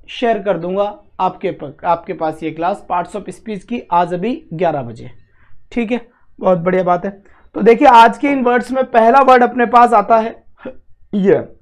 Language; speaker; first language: Hindi; native; Hindi